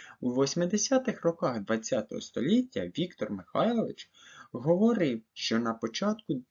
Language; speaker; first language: Ukrainian; native; Ukrainian